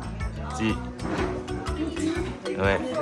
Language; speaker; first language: French; non-native, fluent; Vietnamese